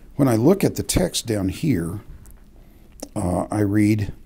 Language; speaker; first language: English; native; English